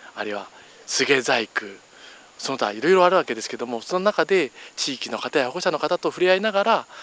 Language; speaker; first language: Japanese; native; Japanese